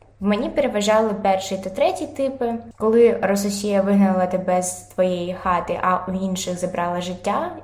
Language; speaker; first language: Ukrainian; non-native, local second language; Russian